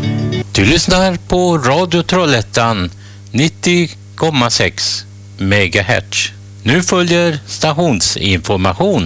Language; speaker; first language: Swedish; native; Swedish